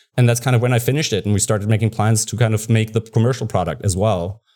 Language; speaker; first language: English; non-native, fluent; German